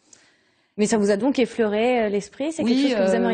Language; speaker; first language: French; native; French